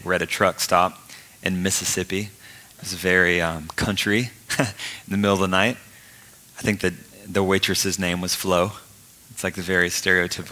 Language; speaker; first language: English; native; English